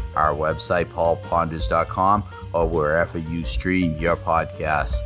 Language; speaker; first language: English; native; English